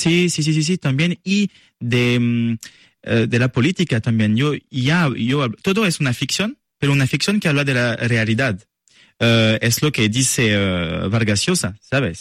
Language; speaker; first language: Spanish; non-native, learner; French